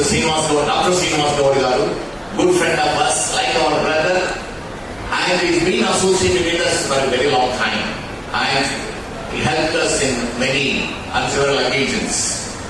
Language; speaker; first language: English; non-native, local second language; Telugu